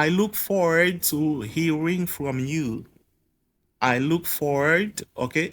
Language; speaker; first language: English; non-native, fluent; Haitian Creole